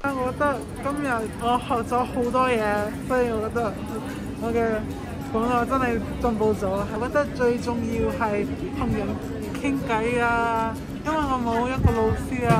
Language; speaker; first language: Cantonese; non-native, fluent; English